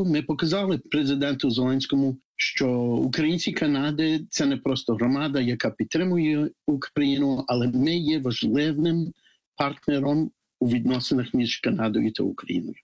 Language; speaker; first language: Ukrainian; early bilingual, heritage; Ukrainian